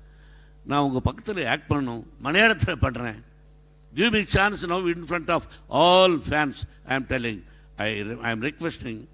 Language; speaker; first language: Tamil; non-native, learner; Telugu